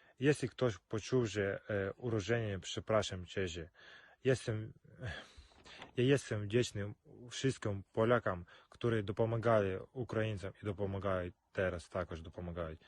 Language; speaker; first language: Polish; non-native, learner; Ukrainian